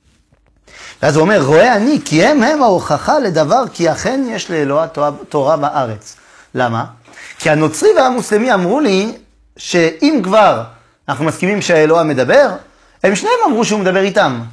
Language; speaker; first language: Hebrew; non-native, fluent; French